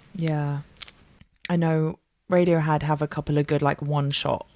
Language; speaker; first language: English; native; English